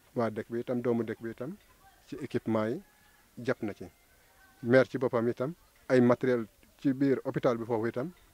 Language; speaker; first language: Wolof; non-native, local second language; Serer